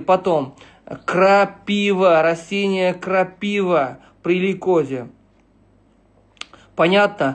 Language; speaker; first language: Russian; non-native, local second language; Uzbek